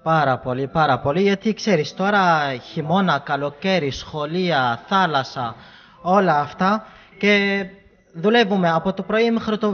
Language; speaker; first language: Greek; non-native, fluent; Arabic